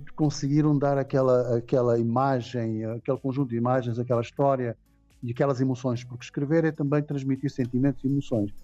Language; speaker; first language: Portuguese; non-native, local second language; Kabuverdianu